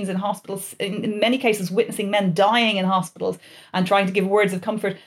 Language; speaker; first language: English; native; English